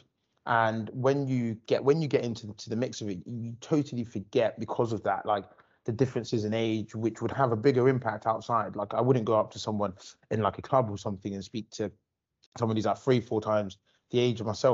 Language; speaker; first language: English; native; English